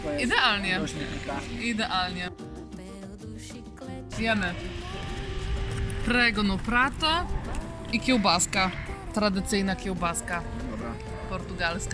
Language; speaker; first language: Polish; native; Polish